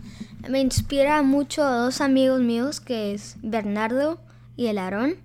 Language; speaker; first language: Spanish; early bilingual, heritage; Spanish